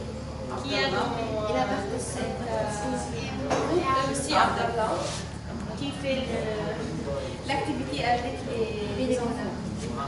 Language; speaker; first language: French; non-native, learner; Arabic